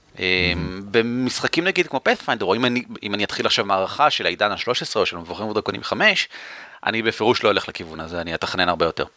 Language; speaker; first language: Hebrew; native; Hebrew